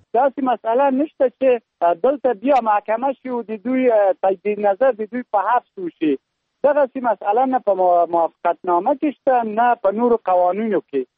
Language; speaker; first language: Pashto; non-native, local second language; Persian